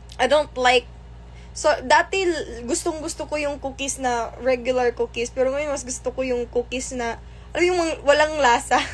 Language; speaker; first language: Filipino; non-native, local second language; Cebuano